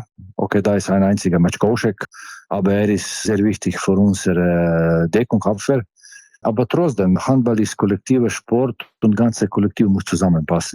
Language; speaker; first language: German; non-native, fluent; Slovenian